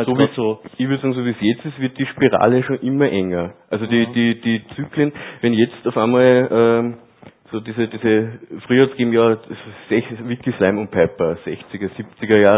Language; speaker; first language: German; native; German